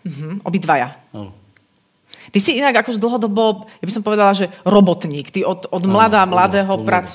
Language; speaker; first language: Slovak; native; Slovak